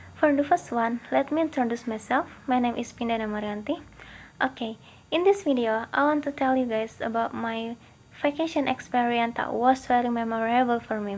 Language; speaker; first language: English; non-native, learner; Indonesian